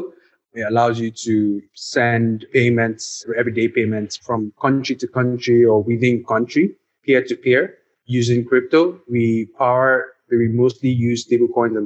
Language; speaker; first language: English; non-native, local second language; Yoruba